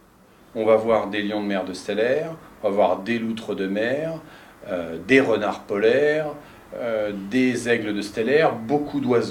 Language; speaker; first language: French; native; French